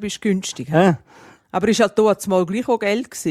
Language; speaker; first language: German; native; German